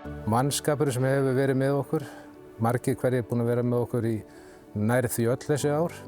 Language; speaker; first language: Icelandic; native; Icelandic